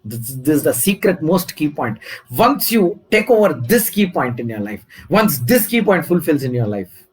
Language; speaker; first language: English; non-native, local second language; Telugu